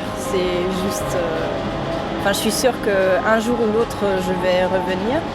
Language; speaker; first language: French; non-native, fluent; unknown